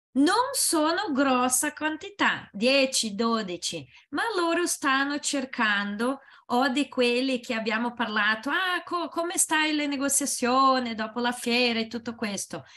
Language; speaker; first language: Italian; non-native, learner; Portuguese